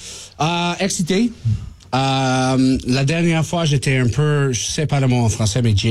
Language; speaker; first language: French; non-native, learner; English